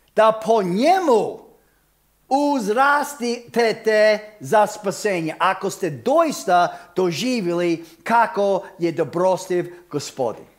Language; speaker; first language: Croatian; early bilingual, heritage; Croatian